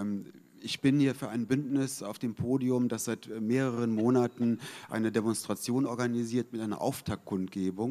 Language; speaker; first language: German; native; German